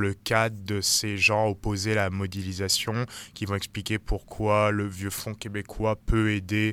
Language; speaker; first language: French; native; French